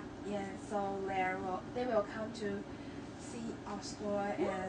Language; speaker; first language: English; non-native, local second language; Chinese